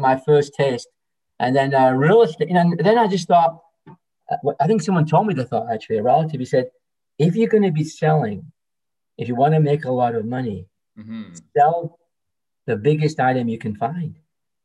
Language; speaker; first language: English; native; English